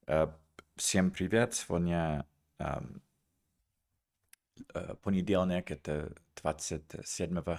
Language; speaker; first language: Russian; non-native, learner; English